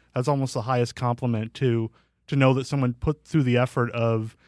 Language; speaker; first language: English; native; English